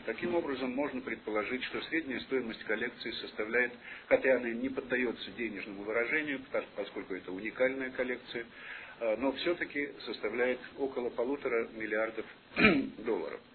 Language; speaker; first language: Russian; native; Russian